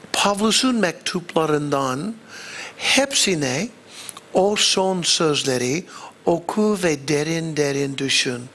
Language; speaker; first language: Turkish; non-native, fluent; English